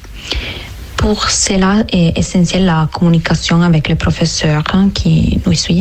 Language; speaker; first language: French; non-native, fluent; Italian